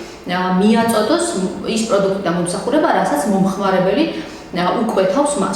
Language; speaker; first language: Georgian; native; Georgian